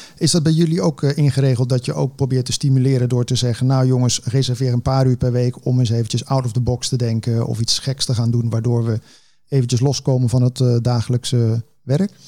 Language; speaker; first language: Dutch; native; Dutch